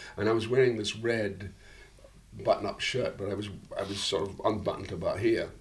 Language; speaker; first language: English; native; English